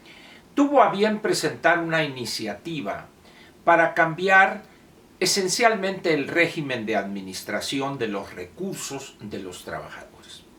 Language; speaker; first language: Spanish; native; Spanish